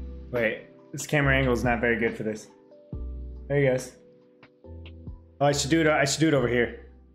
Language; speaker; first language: English; native; English